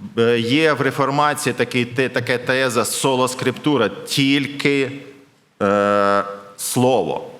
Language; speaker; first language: Ukrainian; non-native, local second language; Russian